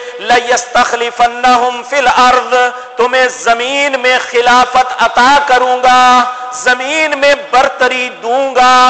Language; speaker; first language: Urdu; non-native, local second language; Punjabi